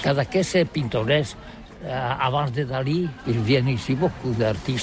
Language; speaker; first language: French; non-native, learner; Catalan